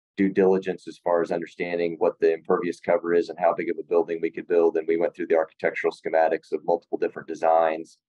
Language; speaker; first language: English; native; English